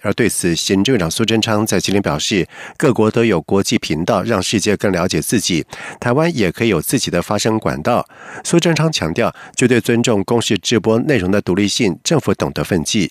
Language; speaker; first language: Chinese; native; Chinese